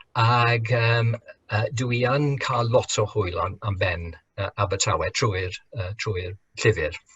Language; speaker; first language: Welsh; non-native, fluent; English